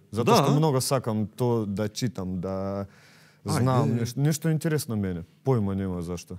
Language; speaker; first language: Macedonian; non-native, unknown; Russian